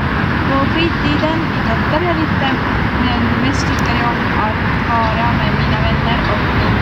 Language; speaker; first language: Swedish; non-native, learner; Estonian